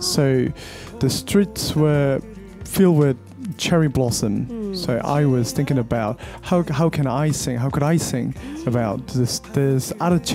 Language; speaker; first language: English; non-native, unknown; Korean